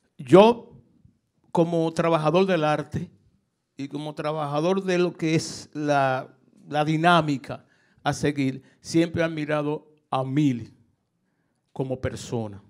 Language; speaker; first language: Spanish; native; Spanish